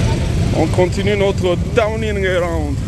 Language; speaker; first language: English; non-native, learner; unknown